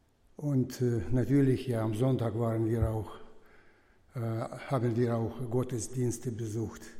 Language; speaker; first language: German; non-native, fluent; Russian